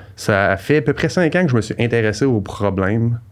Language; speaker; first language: French; native; French